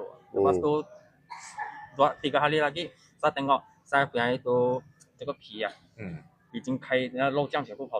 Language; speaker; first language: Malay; non-native, local second language; Chinese